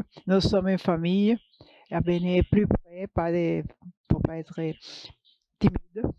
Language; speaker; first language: French; non-native, learner; English